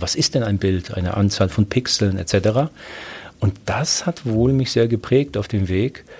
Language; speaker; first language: German; early bilingual, other home language; Polish